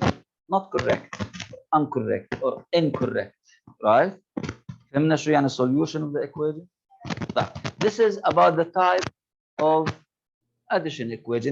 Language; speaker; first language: English; non-native, local second language; Arabic